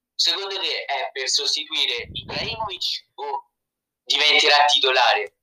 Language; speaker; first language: Italian; early bilingual, other home language; Romanian